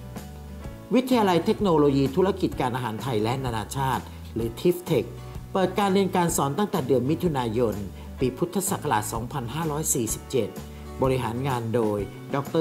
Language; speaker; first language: Thai; native; Thai